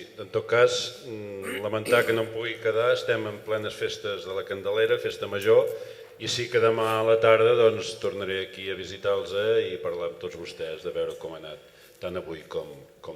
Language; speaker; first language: Catalan; native; Catalan